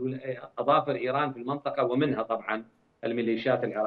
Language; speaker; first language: Arabic; native; Arabic